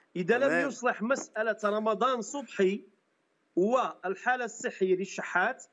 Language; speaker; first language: Arabic; native; Arabic